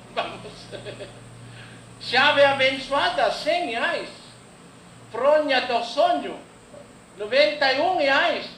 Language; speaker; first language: Portuguese; non-native, learner; Filipino